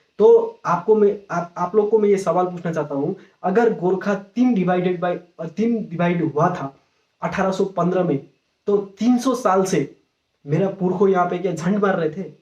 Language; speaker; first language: Hindi; non-native, local second language; Nepali